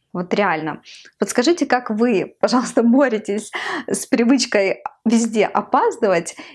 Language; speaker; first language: Russian; non-native, local second language; Ukrainian